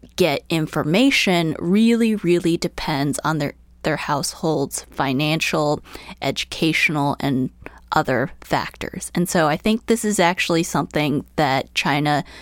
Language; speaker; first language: English; early bilingual, other home language; Chinese